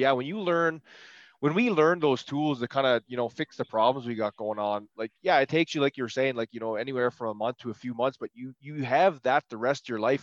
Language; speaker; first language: English; native; English